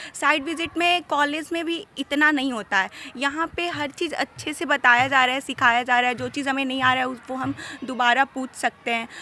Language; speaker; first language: Hindi; native; Hindi